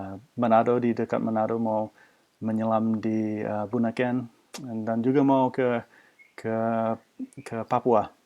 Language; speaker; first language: Indonesian; non-native, fluent; English